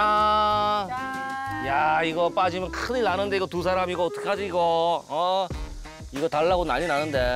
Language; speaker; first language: Korean; native; Korean